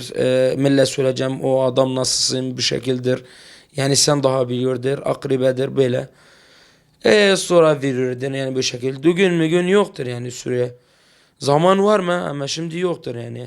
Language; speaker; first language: Turkish; non-native, learner; Arabic